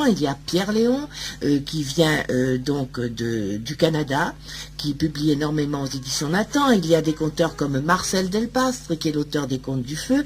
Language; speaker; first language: French; native; French